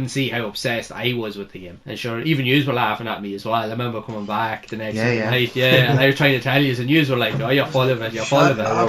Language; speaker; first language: English; native; English